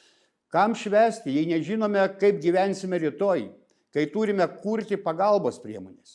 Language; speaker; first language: Lithuanian; native; Lithuanian